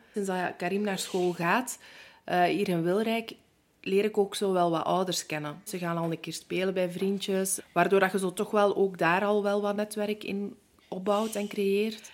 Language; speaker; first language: Dutch; native; Dutch